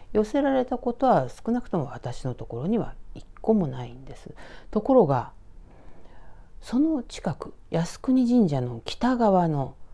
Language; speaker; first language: Japanese; native; Japanese